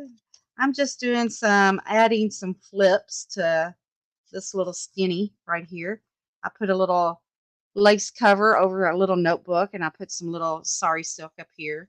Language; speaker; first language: English; native; English